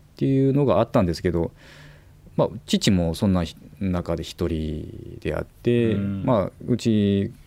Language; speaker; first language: Japanese; non-native, fluent; Korean